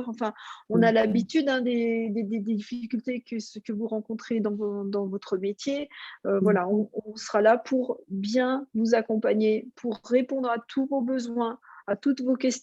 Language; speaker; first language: French; native; French